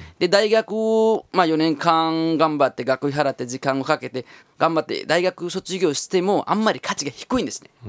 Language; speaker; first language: Japanese; non-native, fluent; Nepali